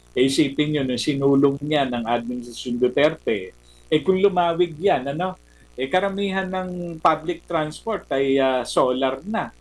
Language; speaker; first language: Filipino; native; Filipino